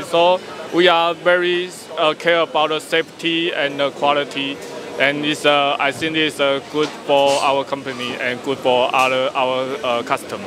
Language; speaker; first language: English; non-native, learner; Chinese